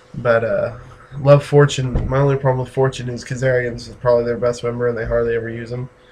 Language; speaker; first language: English; native; English